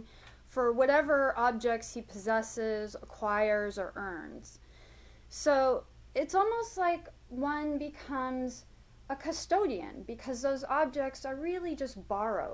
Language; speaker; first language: English; native; English